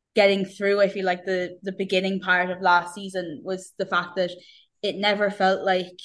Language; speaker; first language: English; native; English